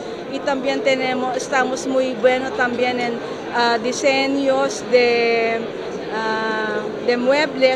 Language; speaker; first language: Spanish; non-native, fluent; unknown